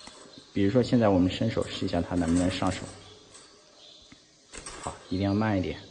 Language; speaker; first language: Chinese; native; Chinese